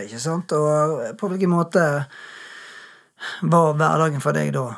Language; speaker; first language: Norwegian; native; Norwegian